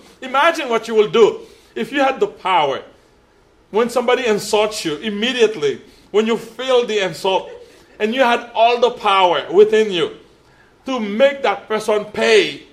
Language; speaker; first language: English; non-native, fluent; Haitian Creole